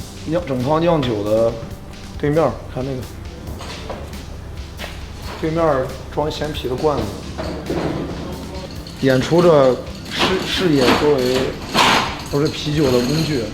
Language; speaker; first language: Chinese; native; Chinese